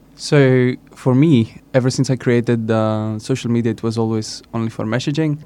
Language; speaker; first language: English; non-native, fluent; Greek